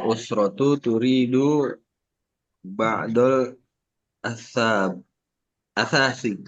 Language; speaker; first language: Arabic; non-native, learner; Indonesian